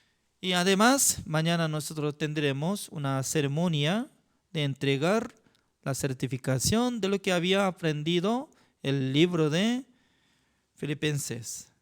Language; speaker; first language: Spanish; non-native, fluent; Korean